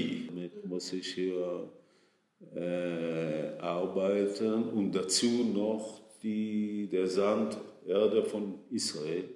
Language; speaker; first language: German; non-native, fluent; Hebrew